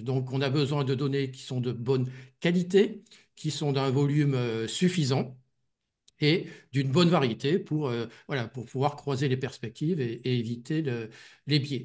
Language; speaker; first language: French; native; French